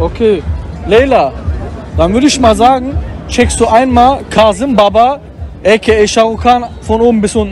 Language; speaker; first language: German; native; German